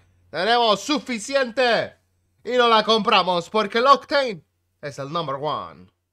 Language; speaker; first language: Spanish; early bilingual, heritage; Spanish